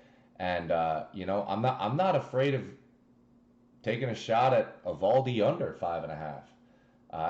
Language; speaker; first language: English; native; English